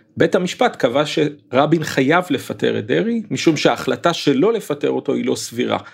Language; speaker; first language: Hebrew; native; Hebrew